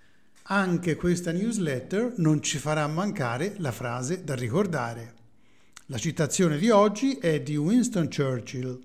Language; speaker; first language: Italian; native; Italian